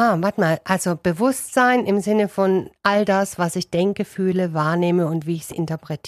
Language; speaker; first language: German; native; German